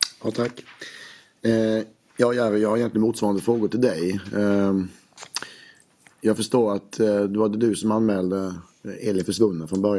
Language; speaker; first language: Swedish; native; Swedish